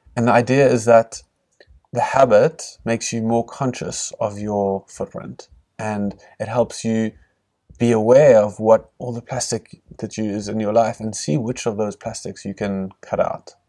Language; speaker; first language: English; native; English